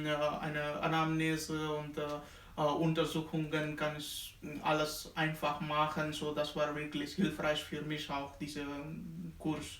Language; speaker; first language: German; non-native, learner; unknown